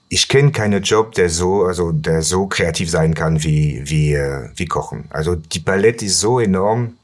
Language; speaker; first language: German; non-native, learner; French